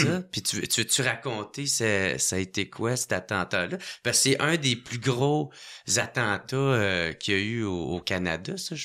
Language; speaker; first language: French; native; French